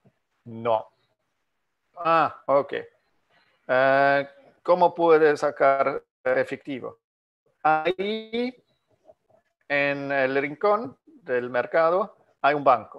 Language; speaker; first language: Spanish; non-native, fluent; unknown